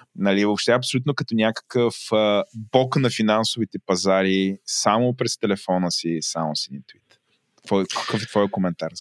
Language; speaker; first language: Bulgarian; native; Bulgarian